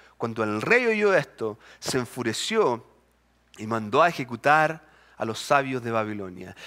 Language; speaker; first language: Spanish; native; Spanish